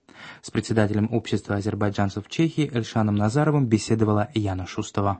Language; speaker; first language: Russian; native; Russian